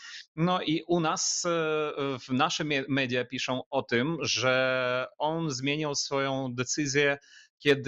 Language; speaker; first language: Polish; non-native, fluent; Ukrainian